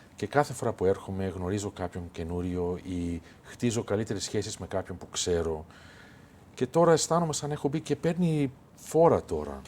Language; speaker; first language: Greek; early bilingual, heritage; Greek